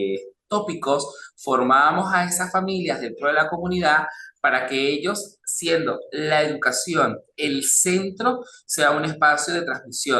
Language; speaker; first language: Spanish; native; Spanish